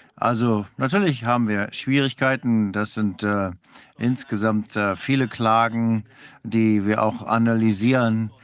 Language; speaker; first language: German; non-native, fluent; Danish